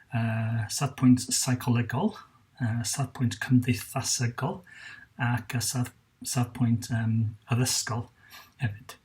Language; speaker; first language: Welsh; non-native, local second language; English